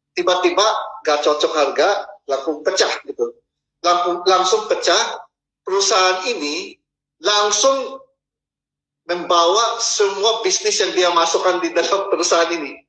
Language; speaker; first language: Indonesian; non-native, fluent; Filipino